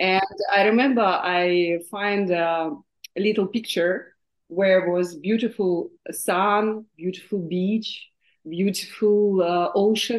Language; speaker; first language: English; non-native, fluent; Russian